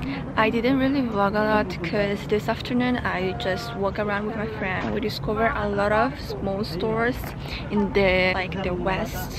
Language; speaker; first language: English; non-native, fluent; Chinese